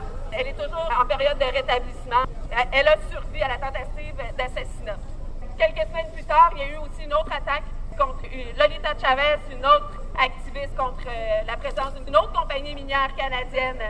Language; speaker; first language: French; native; French